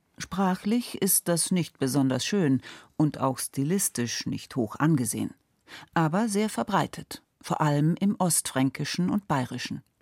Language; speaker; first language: German; native; German